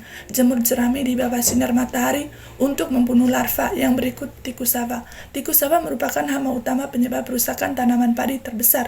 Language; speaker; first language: Indonesian; non-native, learner; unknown